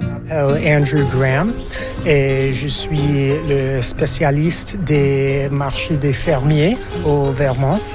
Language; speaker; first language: French; non-native, fluent; English